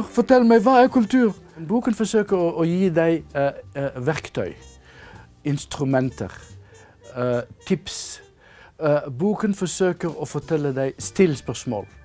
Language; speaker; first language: Norwegian; non-native, fluent; Arabic